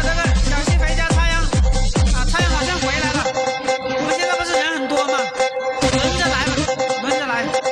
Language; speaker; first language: Chinese; native; Chinese